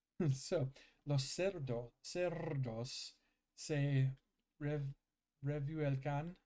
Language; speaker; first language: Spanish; non-native, learner; English